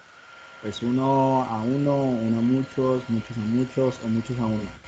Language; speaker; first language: Spanish; native; Spanish